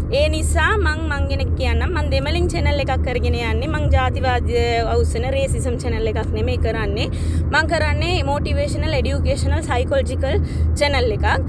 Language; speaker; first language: Sinhala; non-native, local second language; Tamil